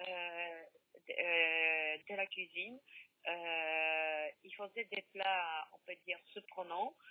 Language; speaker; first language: French; non-native, learner; Polish